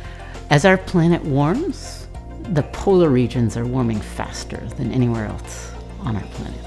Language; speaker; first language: English; native; English